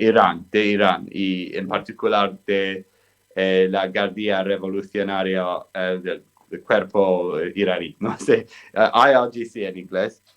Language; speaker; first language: Spanish; non-native, fluent; English